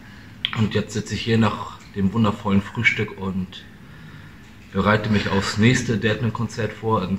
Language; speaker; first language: German; native; German